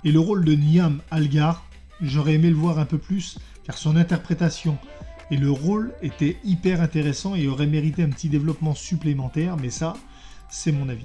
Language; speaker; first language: French; native; French